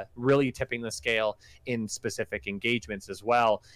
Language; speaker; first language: English; native; English